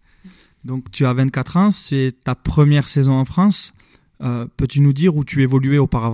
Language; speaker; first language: French; native; French